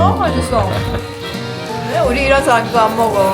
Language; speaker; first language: Korean; non-native, learner; Persian